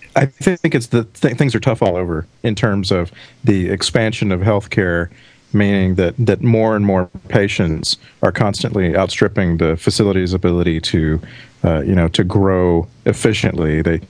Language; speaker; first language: English; native; English